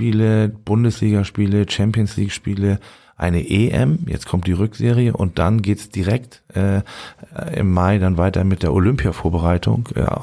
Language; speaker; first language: German; native; German